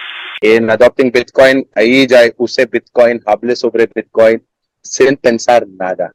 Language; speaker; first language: Spanish; non-native, learner; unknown